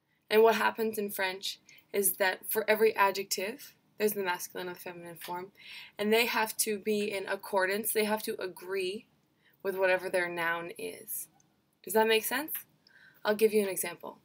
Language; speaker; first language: English; native; English